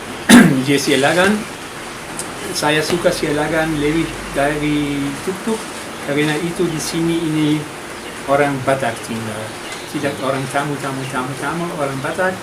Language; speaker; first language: Indonesian; non-native, learner; German